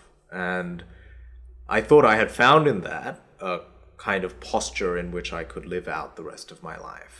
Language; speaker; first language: English; early bilingual, other home language; Korean